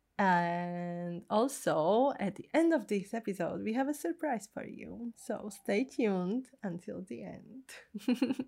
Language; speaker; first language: English; non-native, fluent; Czech